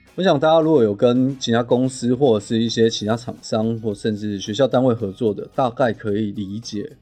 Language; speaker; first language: Chinese; non-native, local second language; Min Nan Chinese